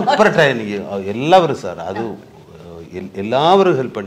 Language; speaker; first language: Tamil; non-native, learner; Malayalam